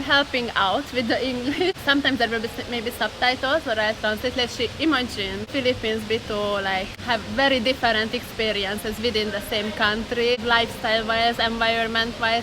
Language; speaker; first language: English; non-native, fluent; Hungarian